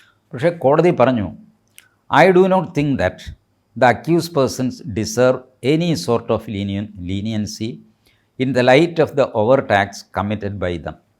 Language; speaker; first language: English; non-native, local second language; Malayalam